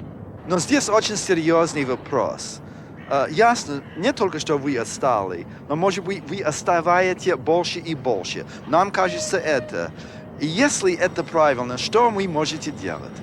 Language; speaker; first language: Russian; non-native, fluent; English